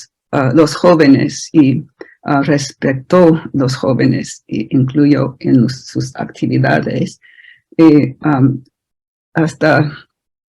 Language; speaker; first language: Spanish; non-native, fluent; English